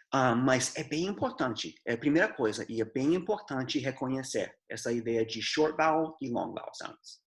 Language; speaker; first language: Portuguese; non-native, fluent; English